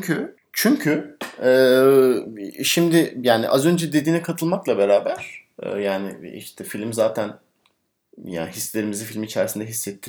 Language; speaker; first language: Turkish; native; Turkish